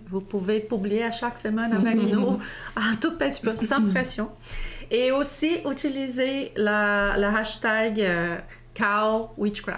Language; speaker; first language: French; non-native, fluent; Portuguese